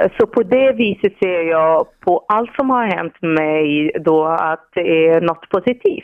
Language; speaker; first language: Swedish; non-native, fluent; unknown